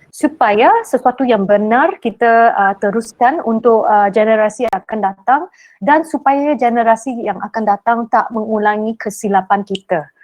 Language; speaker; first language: Malay; non-native, local second language; Min Nan Chinese